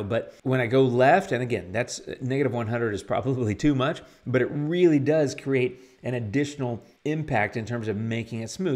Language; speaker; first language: English; native; English